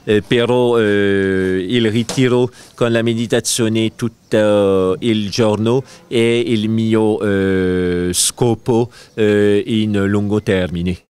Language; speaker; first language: Italian; non-native, learner; French